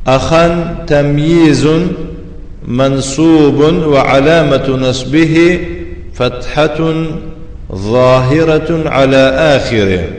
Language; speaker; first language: Arabic; non-native, fluent; Tajik